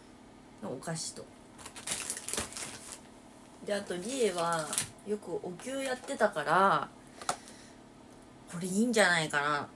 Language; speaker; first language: Japanese; native; Japanese